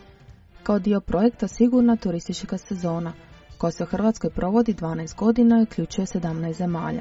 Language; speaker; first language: Croatian; native; Croatian